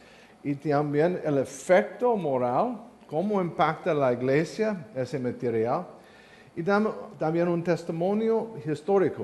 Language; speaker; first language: Spanish; non-native, learner; English